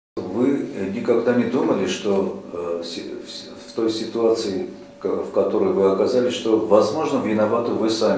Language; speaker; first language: Russian; native; Russian